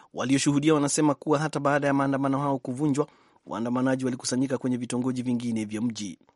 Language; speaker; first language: Swahili; non-native, local second language; Kikuyu